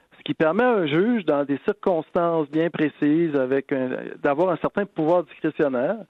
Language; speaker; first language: French; native; French